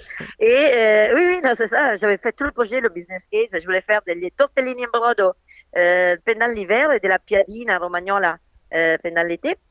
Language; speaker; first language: French; non-native, fluent; Italian